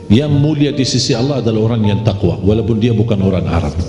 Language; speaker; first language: Indonesian; non-native, fluent; Arabic